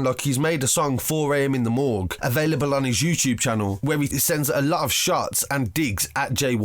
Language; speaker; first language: English; native; English